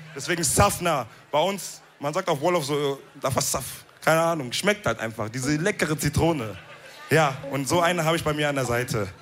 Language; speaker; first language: German; early bilingual, other home language; Wolof